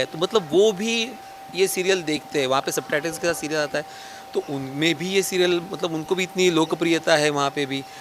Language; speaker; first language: Hindi; non-native, local second language; Marathi